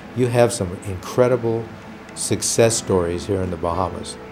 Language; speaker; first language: English; native; English